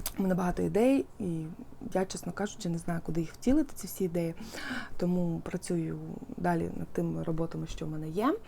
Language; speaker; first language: Ukrainian; non-native, local second language; Russian